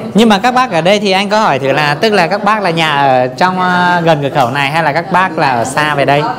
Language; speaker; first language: Vietnamese; non-native, local second language; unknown